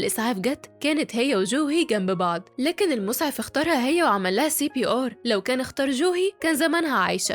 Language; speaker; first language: Arabic; native; Arabic